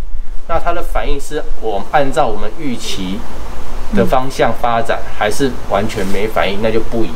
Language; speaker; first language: Chinese; native; Chinese